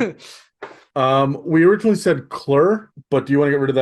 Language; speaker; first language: English; native; English